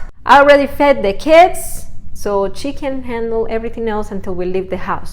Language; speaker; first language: English; non-native, fluent; Spanish